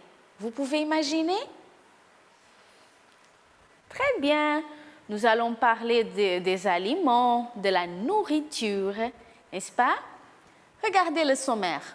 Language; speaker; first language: French; non-native, fluent; Portuguese